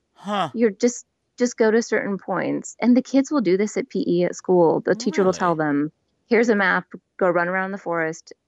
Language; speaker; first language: English; native; English